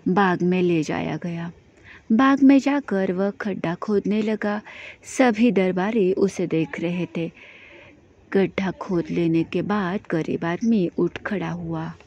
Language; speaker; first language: Hindi; non-native, local second language; Marathi